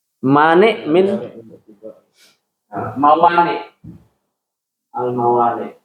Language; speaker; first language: Arabic; non-native, fluent; Indonesian